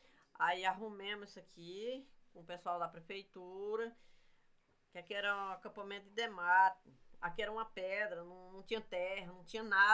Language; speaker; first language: Portuguese; native; Portuguese